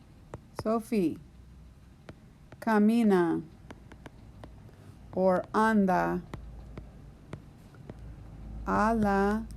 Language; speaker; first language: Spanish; non-native, fluent; English